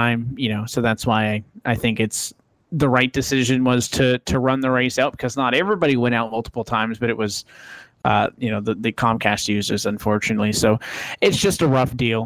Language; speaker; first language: English; native; English